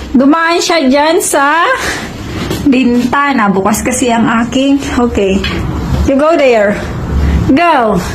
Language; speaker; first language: Filipino; native; Filipino